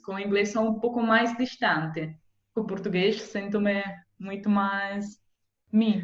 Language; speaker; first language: Portuguese; non-native, fluent; Italian